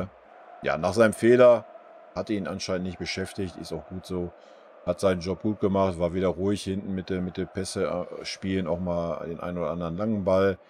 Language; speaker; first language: German; native; German